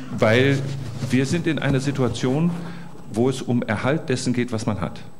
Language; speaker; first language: German; native; German